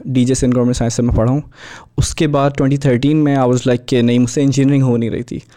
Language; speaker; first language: Urdu; native; Urdu